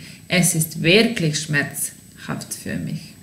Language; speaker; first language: German; non-native, fluent; Serbian